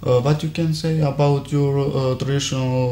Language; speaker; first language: English; non-native, learner; Serbian